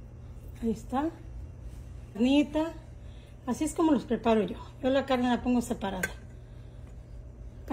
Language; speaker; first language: Spanish; native; Spanish